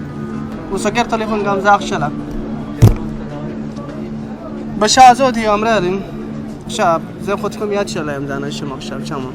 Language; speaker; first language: Hebrew; non-native, local second language; Arabic